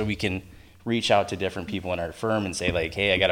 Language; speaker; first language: English; native; English